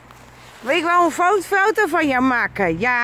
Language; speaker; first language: Dutch; native; Dutch